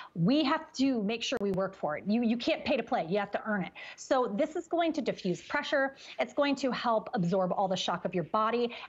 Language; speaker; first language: English; native; English